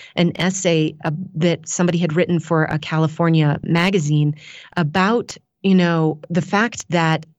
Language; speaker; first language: English; native; English